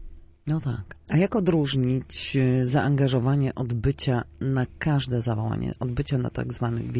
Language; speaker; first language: Polish; native; Polish